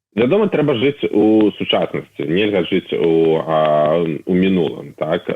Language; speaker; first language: Belarusian; non-native, local second language; Russian